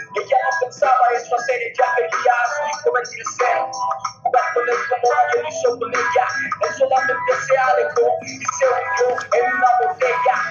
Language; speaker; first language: Spanish; native; Spanish